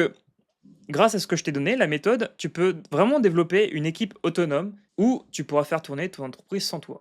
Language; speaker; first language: French; native; French